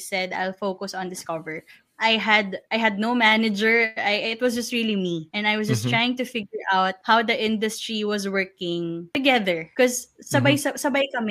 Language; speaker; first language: English; non-native, local second language; Filipino